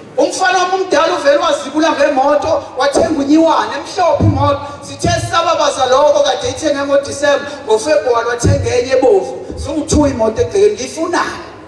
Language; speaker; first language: Zulu; native; Zulu